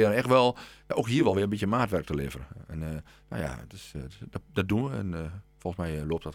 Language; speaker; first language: Dutch; native; Dutch